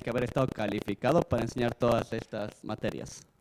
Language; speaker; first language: Spanish; native; Spanish